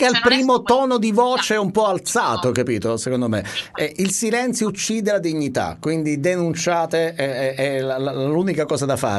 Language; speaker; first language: Italian; native; Italian